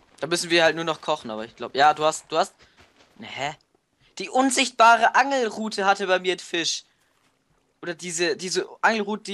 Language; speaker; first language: German; native; German